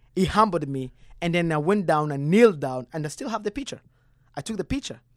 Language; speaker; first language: English; non-native, learner; Kinyarwanda